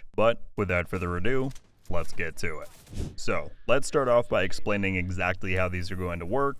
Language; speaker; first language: English; native; English